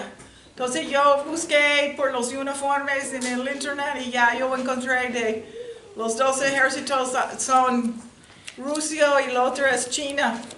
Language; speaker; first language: Spanish; non-native, learner; English